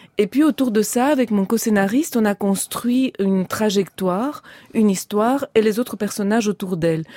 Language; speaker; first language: French; early bilingual, other home language; Romanian